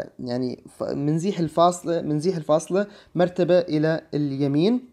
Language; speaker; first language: Arabic; native; Arabic